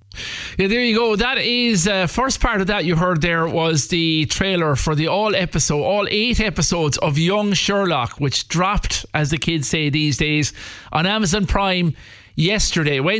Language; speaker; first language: English; native; English